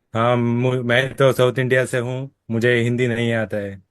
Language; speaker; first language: Hindi; non-native, local second language; Kannada